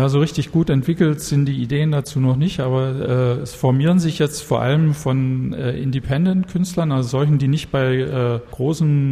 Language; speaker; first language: German; native; German